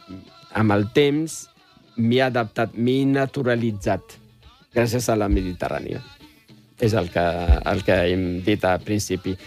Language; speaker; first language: Catalan; non-native, fluent; Riffian